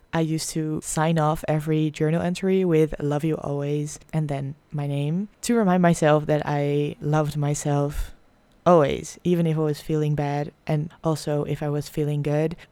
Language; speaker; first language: English; non-native, fluent; Dutch